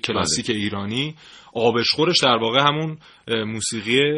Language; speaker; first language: Persian; native; Persian